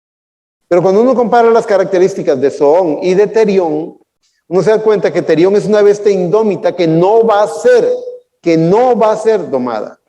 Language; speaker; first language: Spanish; native; Spanish